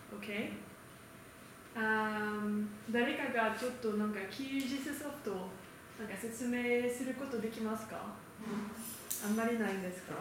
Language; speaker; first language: Japanese; non-native, learner; French